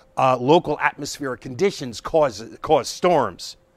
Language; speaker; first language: English; native; English